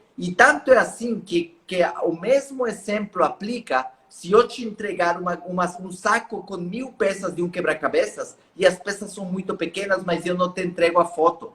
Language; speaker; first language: Portuguese; non-native, fluent; Spanish